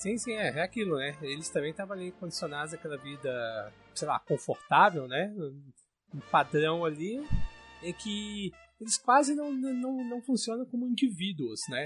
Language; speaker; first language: Portuguese; native; Portuguese